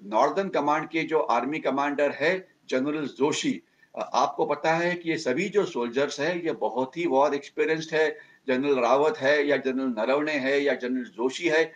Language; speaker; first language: Hindi; non-native, local second language; Marathi